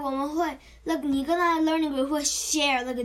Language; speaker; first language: Chinese; early bilingual, heritage; Chinese